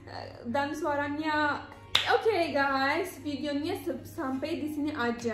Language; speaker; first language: Indonesian; non-native, learner; Turkish